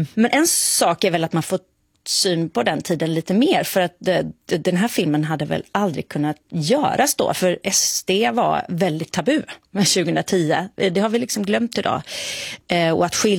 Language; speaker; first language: Swedish; native; Swedish